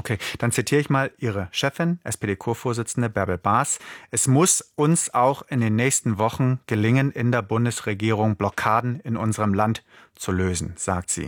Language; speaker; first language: German; native; German